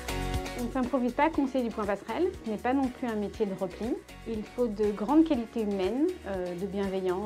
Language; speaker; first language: French; native; French